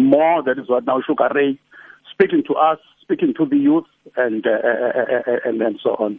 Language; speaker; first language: English; non-native, local second language; Zulu